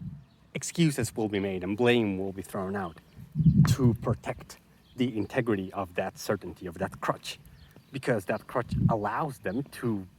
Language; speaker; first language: English; non-native, fluent; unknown